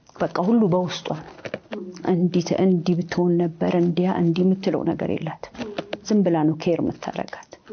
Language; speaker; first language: Amharic; native; Amharic